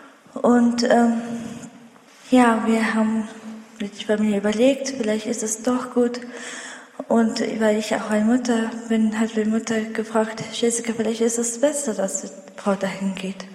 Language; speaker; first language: German; early bilingual, other home language; Russian